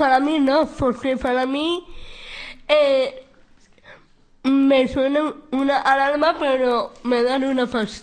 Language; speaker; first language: Spanish; non-native, local second language; Basque